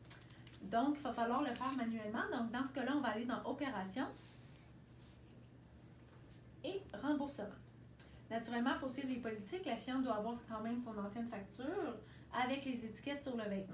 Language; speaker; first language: French; native; French